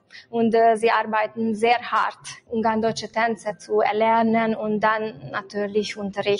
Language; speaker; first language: German; non-native, local second language; Hungarian